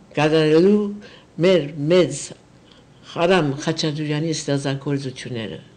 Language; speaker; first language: Armenian; early bilingual, heritage; Armenian